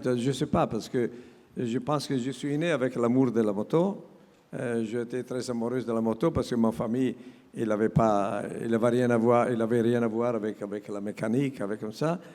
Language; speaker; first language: French; non-native, learner; Italian